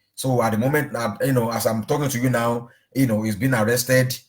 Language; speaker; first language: English; non-native, local second language; Yoruba